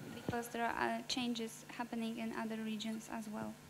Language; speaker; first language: English; non-native, fluent; Polish